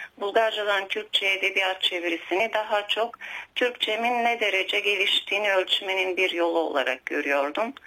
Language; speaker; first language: Turkish; early bilingual, heritage; Turkish